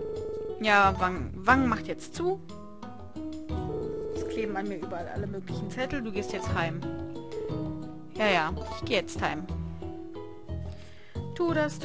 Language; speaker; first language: German; native; German